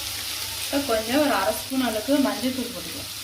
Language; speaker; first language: Tamil; native; Tamil